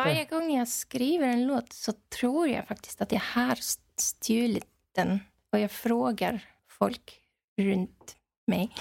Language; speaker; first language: Swedish; non-native, fluent; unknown